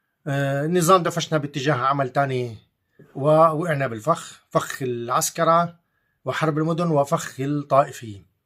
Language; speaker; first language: Arabic; native; Arabic